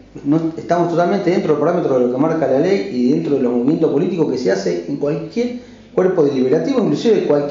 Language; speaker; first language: Spanish; native; Spanish